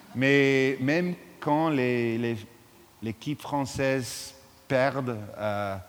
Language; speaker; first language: French; non-native, fluent; English